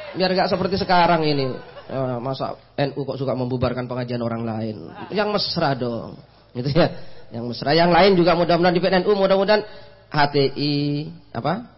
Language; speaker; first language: Indonesian; non-native, local second language; Madurese